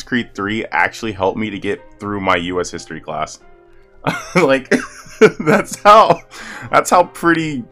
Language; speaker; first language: English; native; English